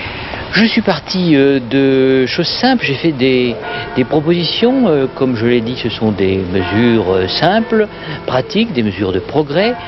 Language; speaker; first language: French; native; French